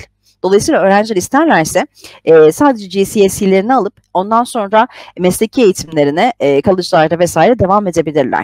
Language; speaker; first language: Turkish; native; Turkish